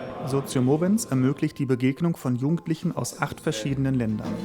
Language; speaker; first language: German; native; German